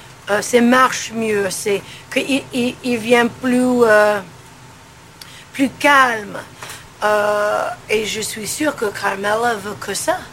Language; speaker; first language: French; non-native, learner; English